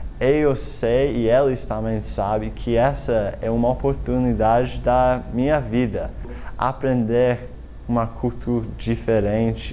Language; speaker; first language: Portuguese; non-native, learner; English